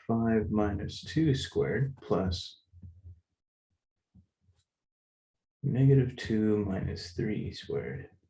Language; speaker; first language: English; native; English